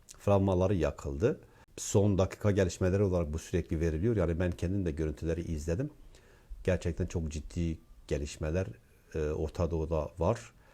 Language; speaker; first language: Turkish; non-native, local second language; Kurdish